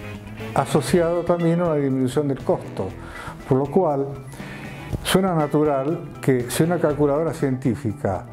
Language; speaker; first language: Spanish; native; Spanish